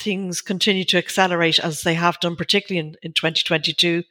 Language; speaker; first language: English; native; English